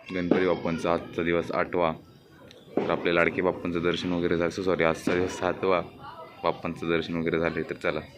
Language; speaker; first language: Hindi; non-native, local second language; Marathi